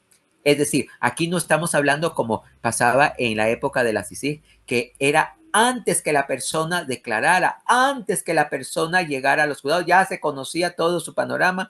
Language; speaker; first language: Spanish; native; Spanish